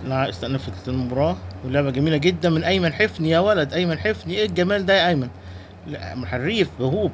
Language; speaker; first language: Arabic; native; Arabic